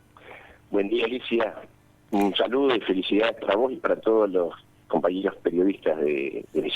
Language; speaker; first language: Spanish; native; Spanish